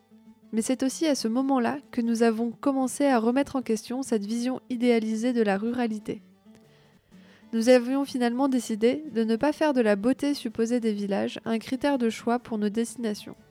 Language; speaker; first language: French; native; French